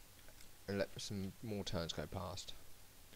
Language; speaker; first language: English; native; English